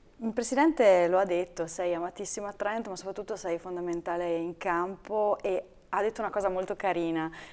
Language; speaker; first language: Italian; native; Italian